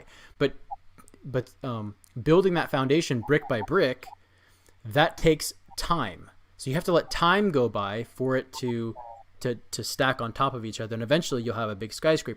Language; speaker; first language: English; native; English